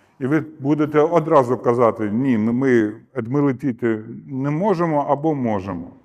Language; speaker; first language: Ukrainian; non-native, local second language; Russian